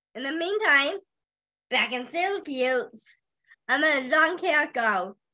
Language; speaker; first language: English; native; English